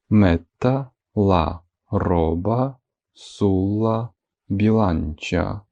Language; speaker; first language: Italian; non-native, fluent; Ukrainian